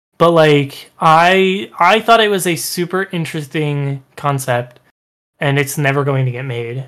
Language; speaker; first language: English; native; English